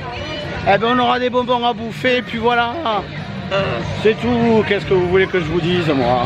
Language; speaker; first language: French; native; French